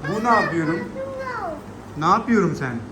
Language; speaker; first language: Turkish; non-native, learner; Urdu